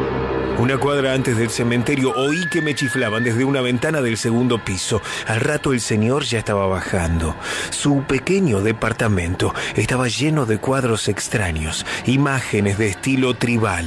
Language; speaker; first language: Spanish; native; Spanish